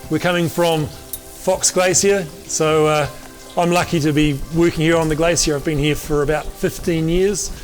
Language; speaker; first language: English; native; English